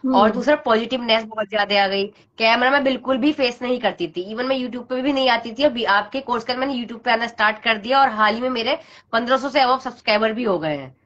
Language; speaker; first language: Hindi; native; Hindi